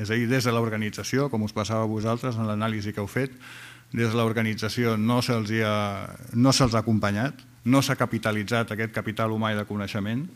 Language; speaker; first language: Catalan; non-native, fluent; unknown